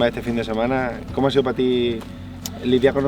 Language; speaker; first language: Spanish; native; Spanish